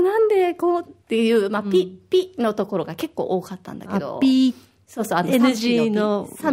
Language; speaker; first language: Japanese; native; Japanese